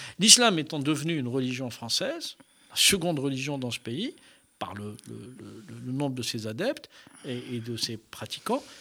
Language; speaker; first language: French; non-native, local second language; Arabic